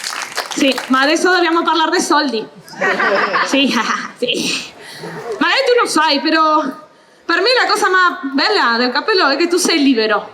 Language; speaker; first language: Italian; non-native, learner; Spanish